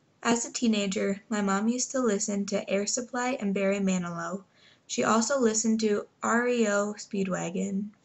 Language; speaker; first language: English; native; English